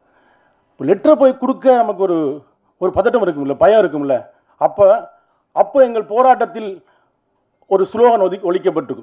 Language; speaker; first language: Tamil; native; Tamil